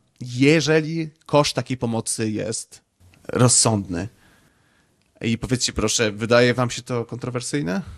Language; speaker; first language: Polish; native; Polish